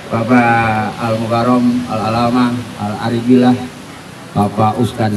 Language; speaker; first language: Indonesian; native; Indonesian